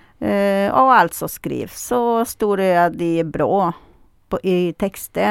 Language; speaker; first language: Swedish; non-native, fluent; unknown